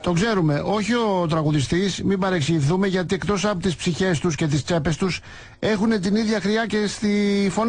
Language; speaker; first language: Greek; native; Greek